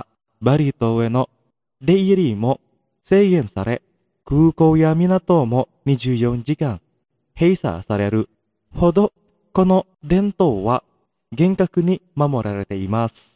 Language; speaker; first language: Japanese; non-native, fluent; Indonesian